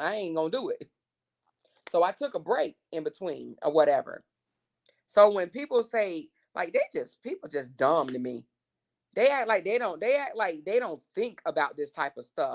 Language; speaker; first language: English; native; English